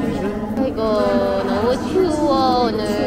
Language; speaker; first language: Korean; non-native, learner; Filipino